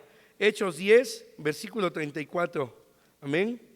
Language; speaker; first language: Spanish; native; Spanish